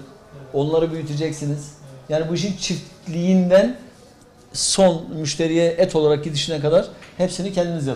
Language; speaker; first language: Turkish; native; Turkish